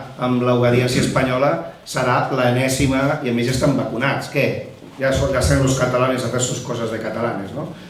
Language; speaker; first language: Catalan; non-native, local second language; Spanish